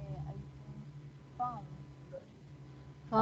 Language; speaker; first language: English; non-native, learner; Spanish